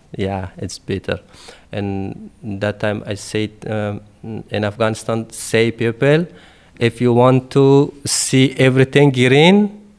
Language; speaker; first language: English; non-native, learner; Persian